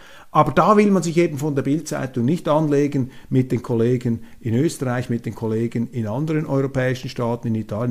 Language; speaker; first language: German; native; German